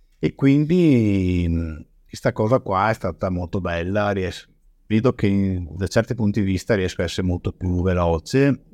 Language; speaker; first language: Italian; native; Italian